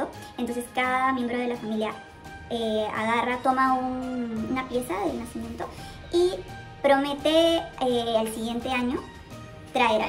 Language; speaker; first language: Spanish; native; Spanish